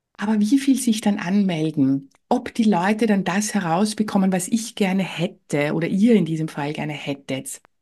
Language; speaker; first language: German; native; German